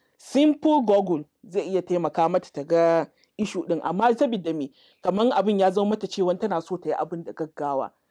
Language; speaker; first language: Hausa; native; Hausa